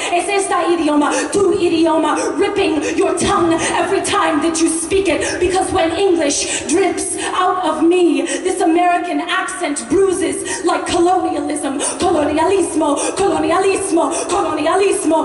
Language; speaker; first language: English; native; English